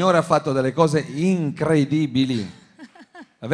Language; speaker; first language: Italian; native; Italian